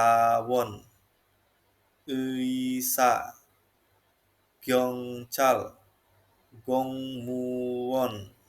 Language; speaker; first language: Korean; non-native, fluent; Indonesian